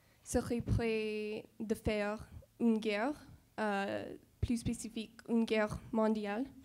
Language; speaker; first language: French; non-native, learner; English